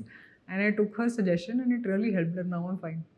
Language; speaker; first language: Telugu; non-native, local second language; Hindi